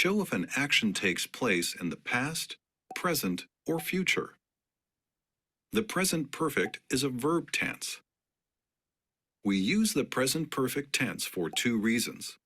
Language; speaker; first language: English; non-native, learner; Spanish